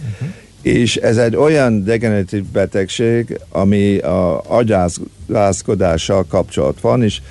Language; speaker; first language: Hungarian; early bilingual, heritage; Hungarian